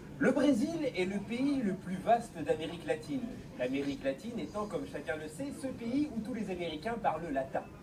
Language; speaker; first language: French; native; French